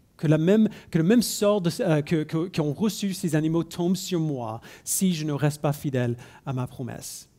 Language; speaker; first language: French; non-native, fluent; English